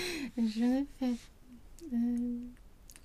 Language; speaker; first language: French; non-native, learner; Swedish